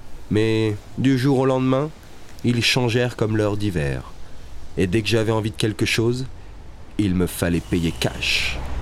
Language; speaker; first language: French; native; French